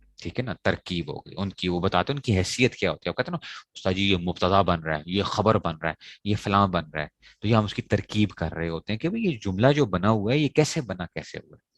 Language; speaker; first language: Urdu; non-native, local second language; Pashto